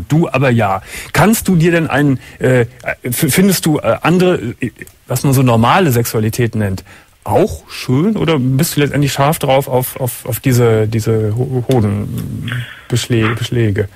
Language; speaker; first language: German; native; German